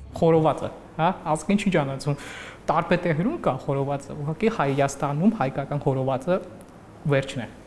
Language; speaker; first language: Armenian; non-native, fluent; Chinese